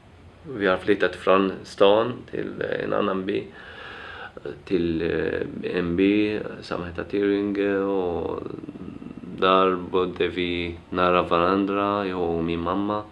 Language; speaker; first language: Swedish; non-native, learner; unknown